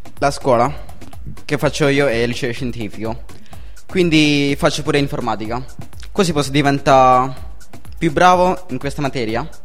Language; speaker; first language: Italian; early bilingual, other home language; Hindi